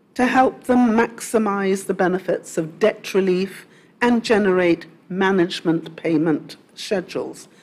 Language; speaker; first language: English; native; English